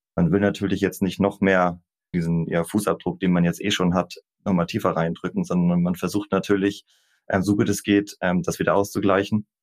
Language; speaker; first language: German; native; German